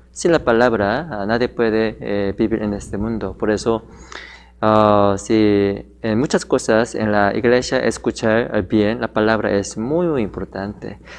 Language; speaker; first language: Spanish; non-native, learner; Korean